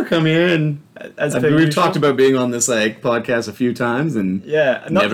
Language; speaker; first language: English; native; English